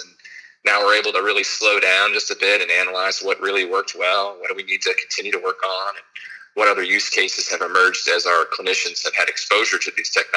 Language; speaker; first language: English; native; English